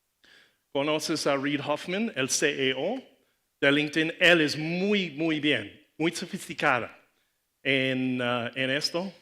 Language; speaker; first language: Spanish; non-native, learner; English